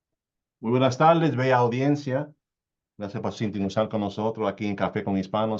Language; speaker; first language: Spanish; early bilingual, heritage; Spanish